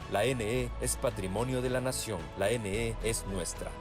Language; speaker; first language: Spanish; native; Spanish